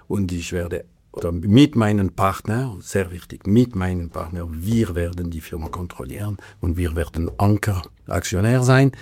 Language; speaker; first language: German; non-native, local second language; French